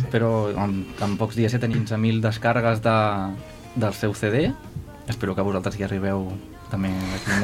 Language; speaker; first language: Catalan; native; Catalan